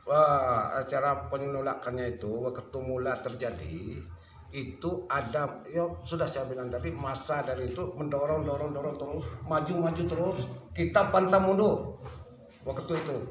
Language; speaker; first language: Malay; non-native, local second language; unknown